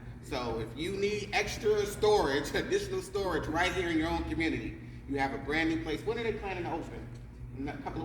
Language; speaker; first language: English; native; English